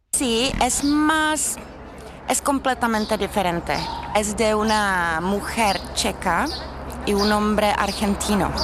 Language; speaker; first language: Spanish; non-native, fluent; Czech